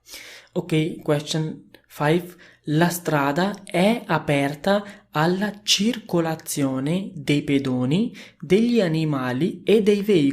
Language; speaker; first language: Italian; non-native, fluent; Urdu